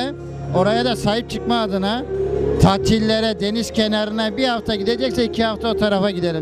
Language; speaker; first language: Turkish; native; Turkish